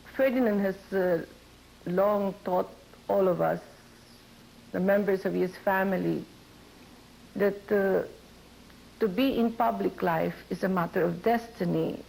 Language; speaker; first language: English; non-native, local second language; Filipino